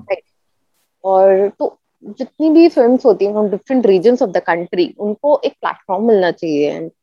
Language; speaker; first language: Hindi; native; Hindi